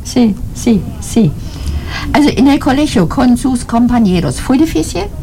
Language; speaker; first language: Spanish; non-native, learner; German